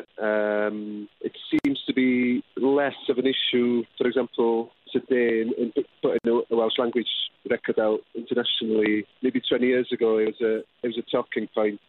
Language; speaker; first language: English; non-native, local second language; Welsh